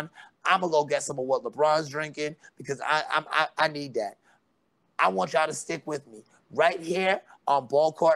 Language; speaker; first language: English; native; English